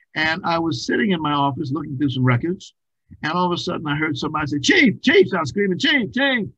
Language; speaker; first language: English; native; English